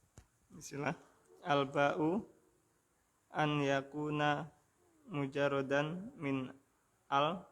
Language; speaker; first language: Arabic; non-native, learner; Indonesian